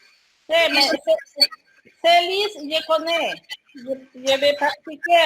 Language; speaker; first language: French; non-native, learner; Spanish